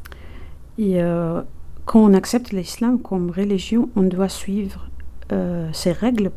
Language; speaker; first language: French; non-native, learner; Arabic